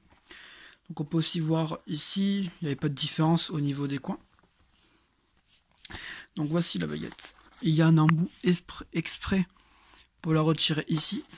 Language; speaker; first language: French; native; French